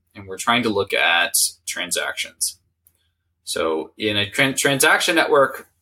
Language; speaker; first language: English; native; English